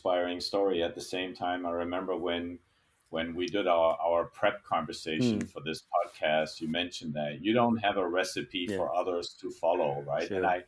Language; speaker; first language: English; non-native, fluent; German